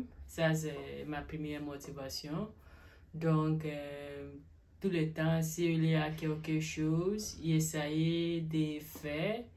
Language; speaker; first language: French; non-native, learner; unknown